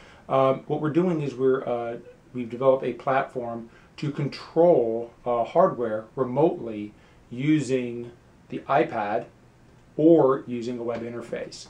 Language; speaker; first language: English; native; English